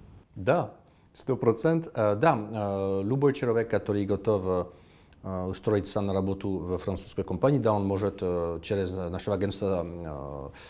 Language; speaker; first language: Russian; non-native, fluent; French